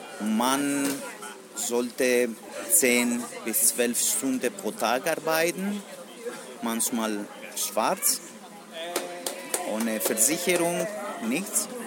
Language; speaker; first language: German; non-native, learner; Greek